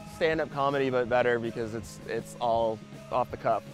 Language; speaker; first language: English; native; English